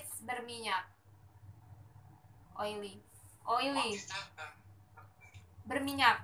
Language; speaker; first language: English; non-native, learner; Indonesian